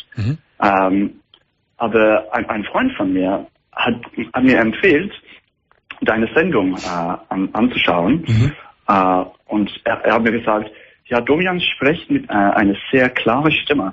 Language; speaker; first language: German; non-native, fluent; English